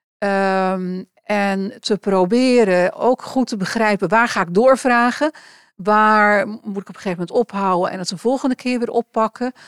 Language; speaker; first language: Dutch; native; Dutch